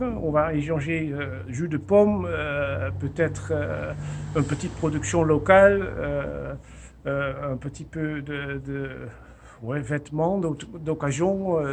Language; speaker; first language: French; non-native, fluent; Dutch